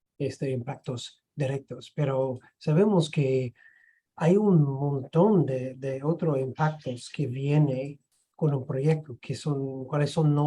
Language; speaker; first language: Spanish; non-native, fluent; English